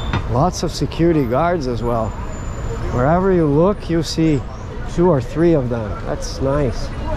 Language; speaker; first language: English; non-native, fluent; Portuguese